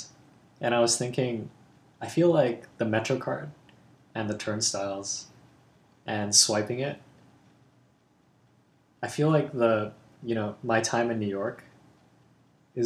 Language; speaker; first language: English; non-native, local second language; Cantonese